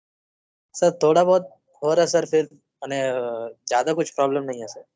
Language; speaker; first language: Hindi; non-native, local second language; Bangla